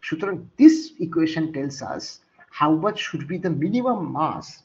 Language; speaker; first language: English; non-native, local second language; Bangla